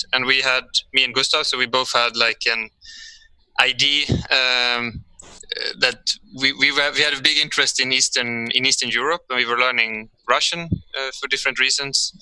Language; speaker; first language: English; non-native, fluent; Swedish